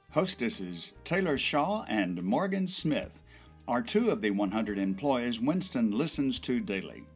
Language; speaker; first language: English; native; English